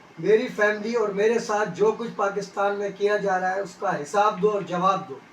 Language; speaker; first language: Urdu; native; Urdu